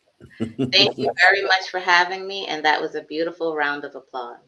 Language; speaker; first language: English; native; English